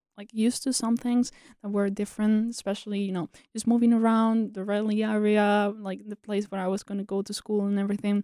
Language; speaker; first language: English; non-native, fluent; Spanish